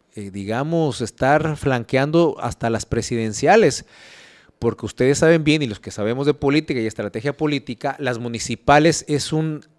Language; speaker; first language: Spanish; native; Spanish